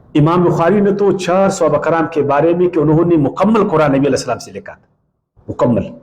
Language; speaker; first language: Urdu; non-native, local second language; Pashto